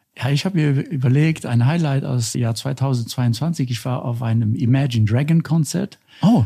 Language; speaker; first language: German; non-native, local second language; Luxembourgish